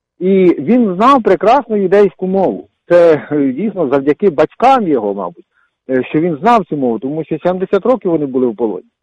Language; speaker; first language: Ukrainian; non-native, local second language; Russian